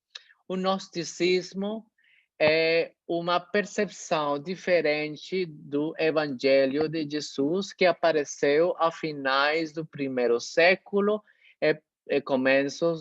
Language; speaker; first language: Portuguese; non-native, fluent; Spanish